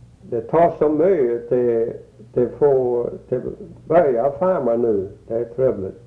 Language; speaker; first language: Swedish; early bilingual, heritage; Swedish